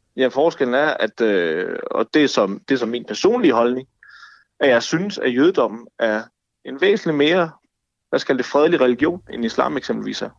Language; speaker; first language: Danish; native; Danish